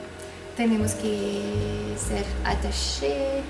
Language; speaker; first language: Spanish; non-native, fluent; French